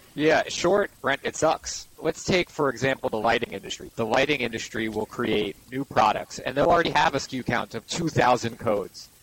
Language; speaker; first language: English; native; English